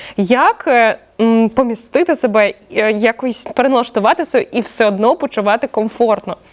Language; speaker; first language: Ukrainian; native; Ukrainian